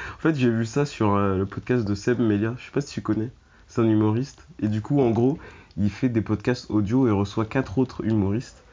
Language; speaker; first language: French; native; French